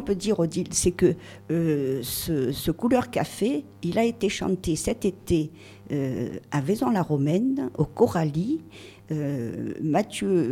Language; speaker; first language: French; native; French